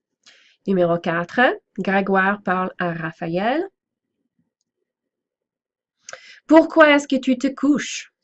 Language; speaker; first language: French; non-native, fluent; English